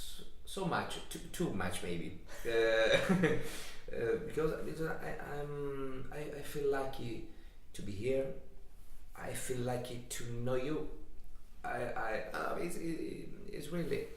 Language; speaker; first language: English; non-native, learner; Italian